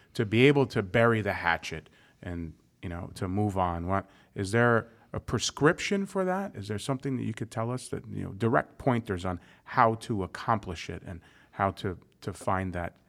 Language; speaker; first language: English; native; English